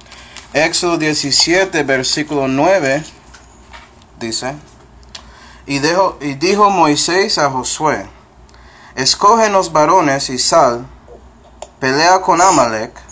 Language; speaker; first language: Spanish; non-native, fluent; English